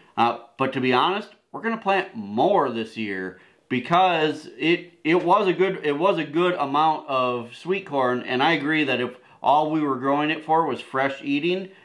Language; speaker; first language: English; native; English